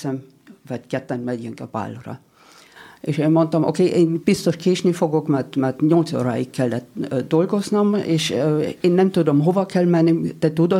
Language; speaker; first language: Hungarian; non-native, learner; German